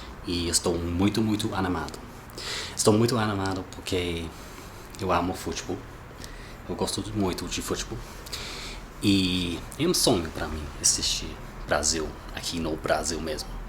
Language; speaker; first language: Portuguese; non-native, learner; English